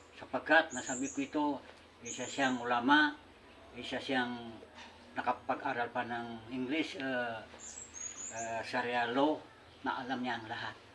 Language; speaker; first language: Filipino; non-native, local second language; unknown